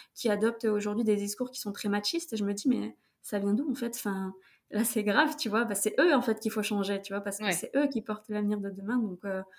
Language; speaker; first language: French; native; French